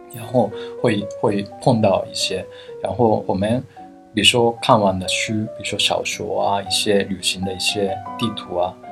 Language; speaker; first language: Chinese; non-native, fluent; Japanese